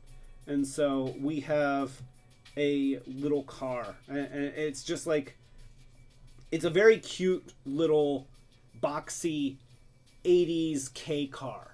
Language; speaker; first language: English; native; English